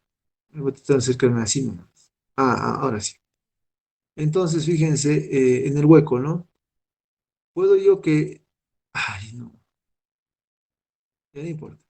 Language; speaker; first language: Spanish; native; Spanish